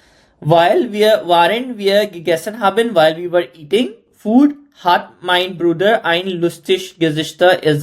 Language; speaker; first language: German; non-native, learner; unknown